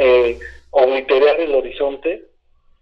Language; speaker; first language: Spanish; native; Spanish